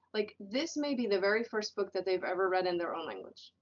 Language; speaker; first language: English; native; English